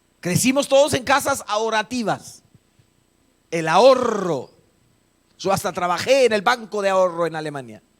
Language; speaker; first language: Spanish; non-native, fluent; German